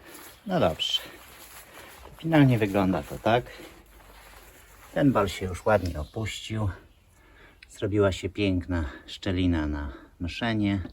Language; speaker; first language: Polish; native; Polish